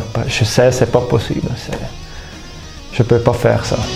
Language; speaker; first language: French; non-native, local second language; German